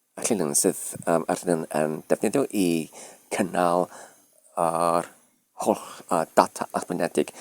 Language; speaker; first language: Welsh; non-native, learner; Dutch